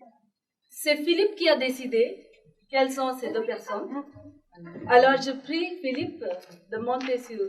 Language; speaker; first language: French; non-native, fluent; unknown